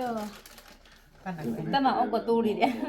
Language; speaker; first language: Finnish; non-native, learner; Thai